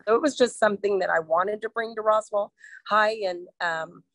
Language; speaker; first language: English; native; English